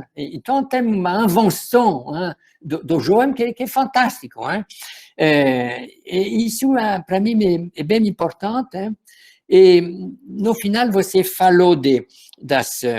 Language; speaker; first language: Portuguese; non-native, fluent; French